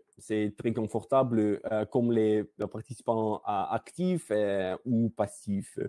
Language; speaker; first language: French; non-native, learner; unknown